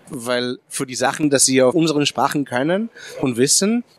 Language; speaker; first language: German; early bilingual, other home language; Hebrew